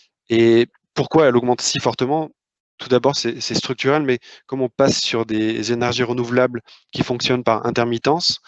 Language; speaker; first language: French; native; French